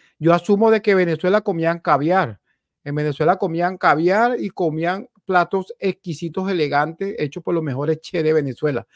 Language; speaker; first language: Spanish; native; Spanish